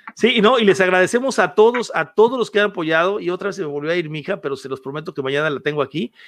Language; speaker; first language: Spanish; native; Spanish